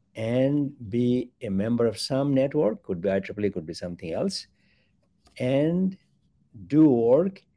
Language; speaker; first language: English; non-native, local second language; Bangla